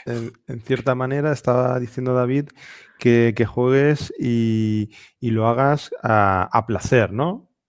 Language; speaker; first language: Spanish; native; Spanish